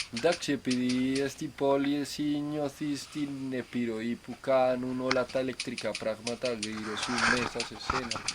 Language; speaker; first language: Greek; non-native, fluent; Spanish